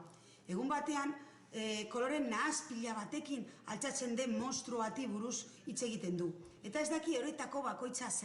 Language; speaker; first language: Basque; non-native, local second language; Spanish